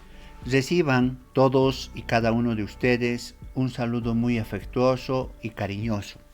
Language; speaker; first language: Spanish; native; Spanish